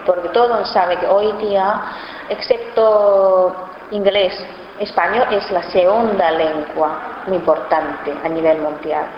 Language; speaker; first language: Spanish; non-native, fluent; Chinese